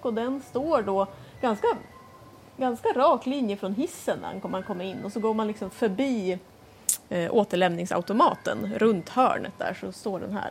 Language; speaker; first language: Swedish; native; Swedish